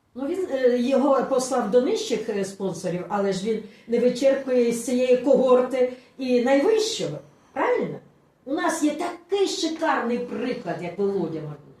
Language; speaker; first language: Ukrainian; non-native, local second language; Russian